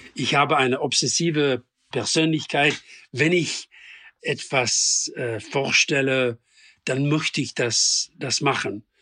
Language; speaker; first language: German; non-native, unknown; English